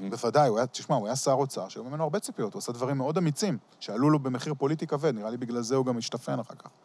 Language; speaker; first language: Hebrew; early bilingual, heritage; Hebrew